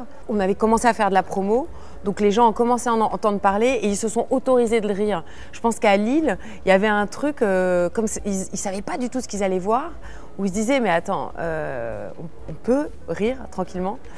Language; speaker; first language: French; native; French